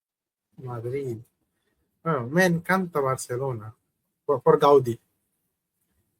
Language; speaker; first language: Spanish; non-native, learner; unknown